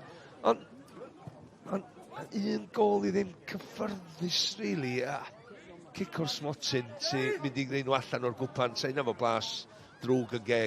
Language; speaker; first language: Welsh; native; Welsh